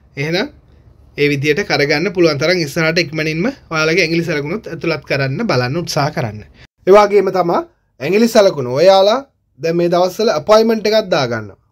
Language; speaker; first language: Sinhala; non-native, local second language; Tamil